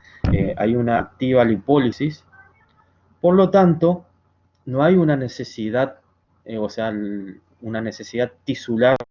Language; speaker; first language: Spanish; native; Spanish